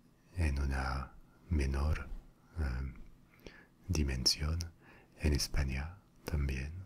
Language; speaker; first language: Spanish; non-native, fluent; French